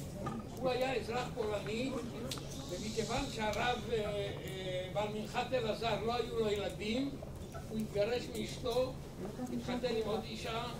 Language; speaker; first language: Hebrew; non-native, fluent; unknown